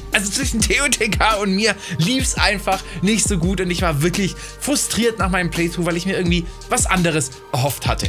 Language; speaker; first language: German; native; German